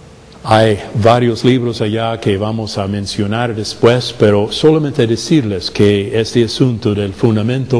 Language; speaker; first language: Spanish; non-native, fluent; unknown